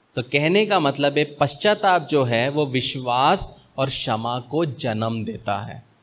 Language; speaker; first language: Hindi; native; Hindi